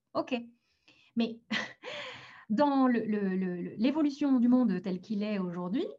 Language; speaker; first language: French; early bilingual, other home language; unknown